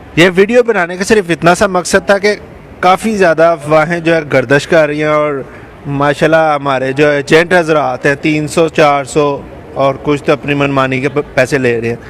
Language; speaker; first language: Urdu; non-native, local second language; Punjabi